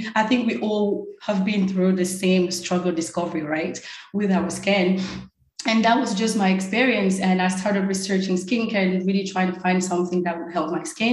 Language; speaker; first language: English; non-native, fluent; French